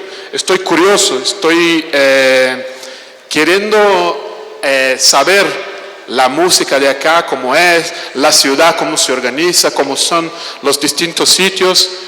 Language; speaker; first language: Spanish; non-native, fluent; Portuguese